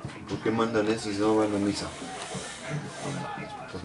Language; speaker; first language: Spanish; early bilingual, heritage; Spanish